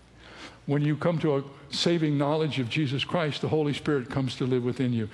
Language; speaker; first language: English; native; English